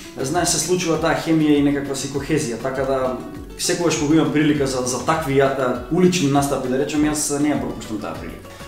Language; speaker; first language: Macedonian; native; Macedonian